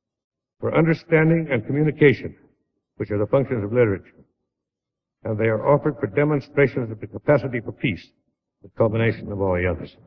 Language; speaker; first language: English; native; English